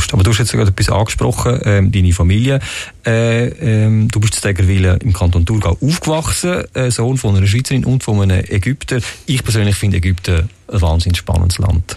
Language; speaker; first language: German; native; German